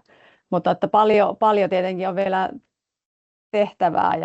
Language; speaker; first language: Finnish; native; Finnish